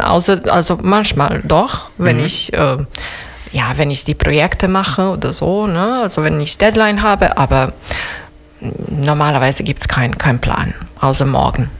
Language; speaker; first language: German; non-native, fluent; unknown